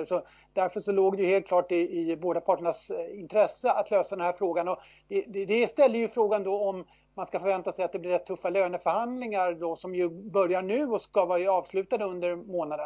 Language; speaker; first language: Swedish; native; Swedish